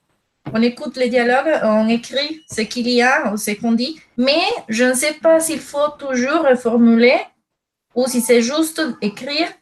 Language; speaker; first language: French; non-native, fluent; Spanish